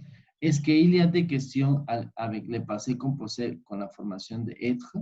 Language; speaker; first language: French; non-native, fluent; Spanish